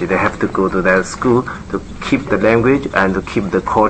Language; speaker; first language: English; non-native, learner; Japanese